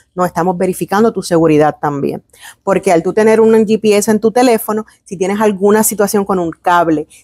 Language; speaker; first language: Spanish; native; Spanish